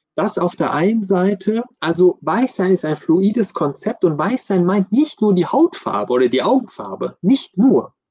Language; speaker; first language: German; early bilingual, other home language; Persian